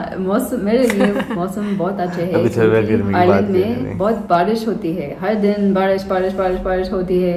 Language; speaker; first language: Hindi; non-native, learner; English